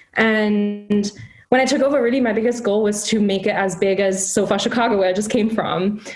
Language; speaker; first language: English; non-native, fluent; German